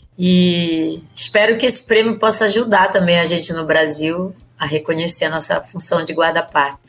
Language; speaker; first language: Portuguese; native; Portuguese